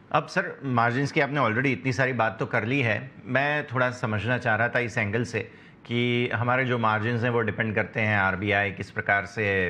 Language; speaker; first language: Hindi; non-native, local second language; Gujarati